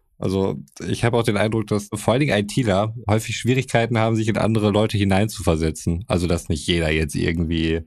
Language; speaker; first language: German; native; German